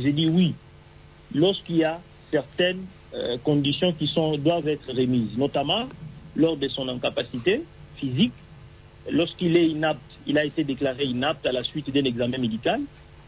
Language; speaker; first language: French; non-native, local second language; Swahili